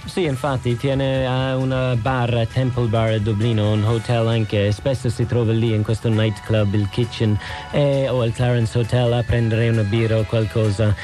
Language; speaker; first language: Italian; non-native, fluent; English